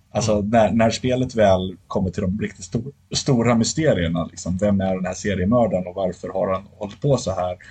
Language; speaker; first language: Swedish; native; Swedish